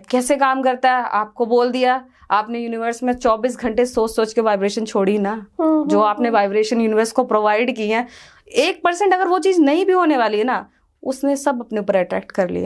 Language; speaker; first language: Hindi; native; Hindi